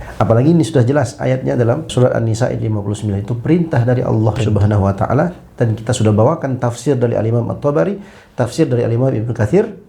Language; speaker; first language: Indonesian; native; Indonesian